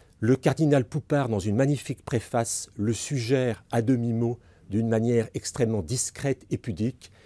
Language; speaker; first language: French; native; French